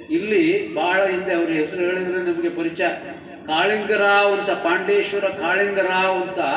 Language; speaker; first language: Kannada; native; Kannada